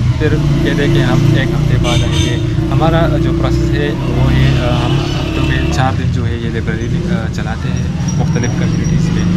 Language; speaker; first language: Urdu; non-native, local second language; Pashto